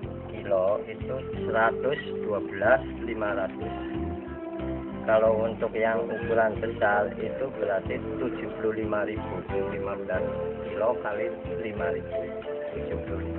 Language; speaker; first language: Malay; non-native, local second language; Javanese